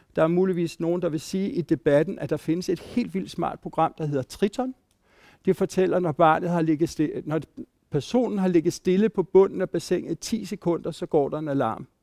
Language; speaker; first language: Danish; native; Danish